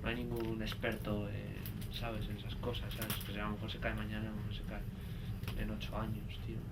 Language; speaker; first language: Spanish; native; Spanish